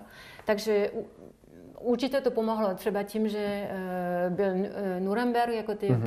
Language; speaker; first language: Czech; non-native, fluent; French